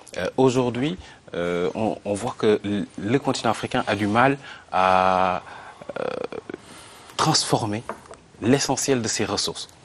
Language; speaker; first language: French; non-native, local second language; Arabic